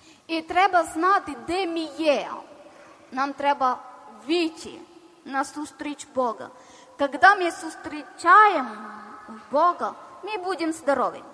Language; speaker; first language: Ukrainian; non-native, learner; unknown